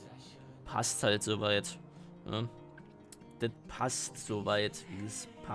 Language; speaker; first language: German; native; German